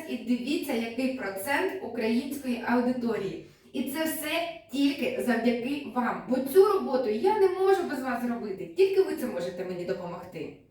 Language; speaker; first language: Ukrainian; non-native, local second language; Russian